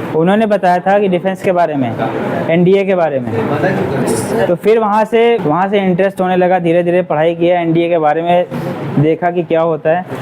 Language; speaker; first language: Hindi; native; Hindi